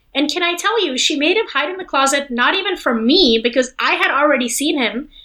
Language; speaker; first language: English; non-native, local second language; Hindi